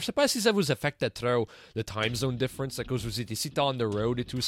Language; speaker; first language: French; early bilingual, heritage; French